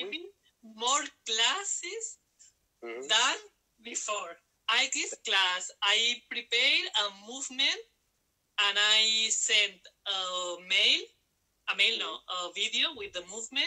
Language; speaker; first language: English; non-native, learner; Spanish